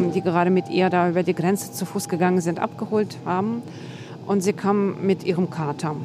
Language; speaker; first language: German; non-native, fluent; Russian